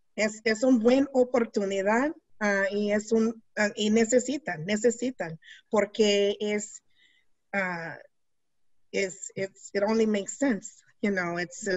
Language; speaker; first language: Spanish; non-native, learner; English